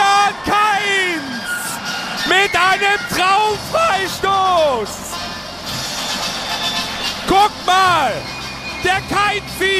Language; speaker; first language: German; native; German